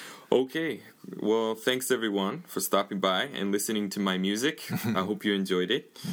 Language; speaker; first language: English; native; English